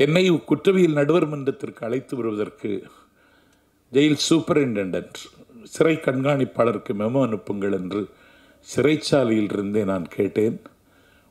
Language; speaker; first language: Tamil; native; Tamil